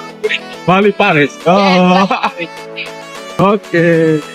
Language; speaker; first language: English; non-native, learner; Indonesian